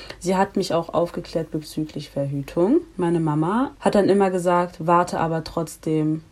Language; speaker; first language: German; early bilingual, other home language; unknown